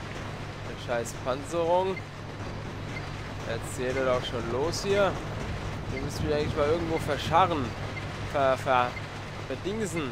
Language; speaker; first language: German; native; German